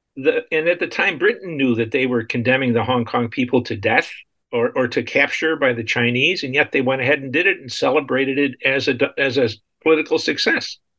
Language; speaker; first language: English; native; English